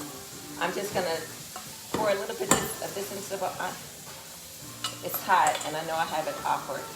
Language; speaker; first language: English; native; English